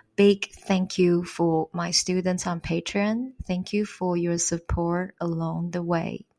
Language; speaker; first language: English; non-native, fluent; Chinese